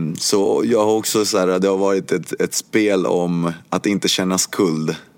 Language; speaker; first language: Swedish; early bilingual, other home language; Spanish